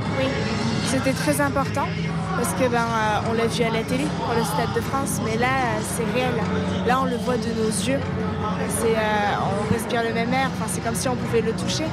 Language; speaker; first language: French; native; French